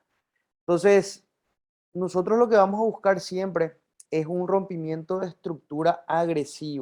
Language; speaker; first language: Spanish; native; Spanish